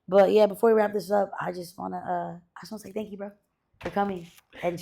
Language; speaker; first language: English; native; English